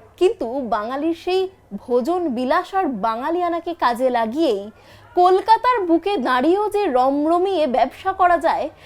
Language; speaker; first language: Bangla; native; Bangla